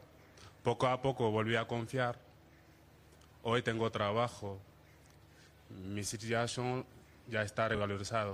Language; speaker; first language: Spanish; non-native, fluent; Wolof